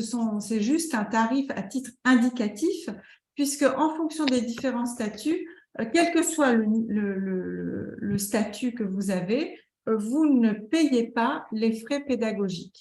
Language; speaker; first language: French; native; French